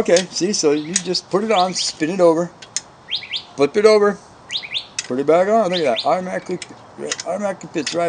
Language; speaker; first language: English; native; English